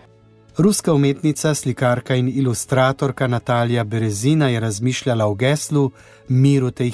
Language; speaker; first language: Slovenian; native; Slovenian